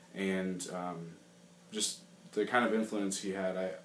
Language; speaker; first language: English; native; English